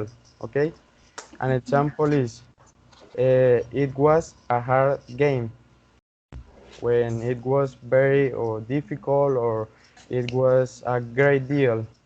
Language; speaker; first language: English; non-native, learner; Spanish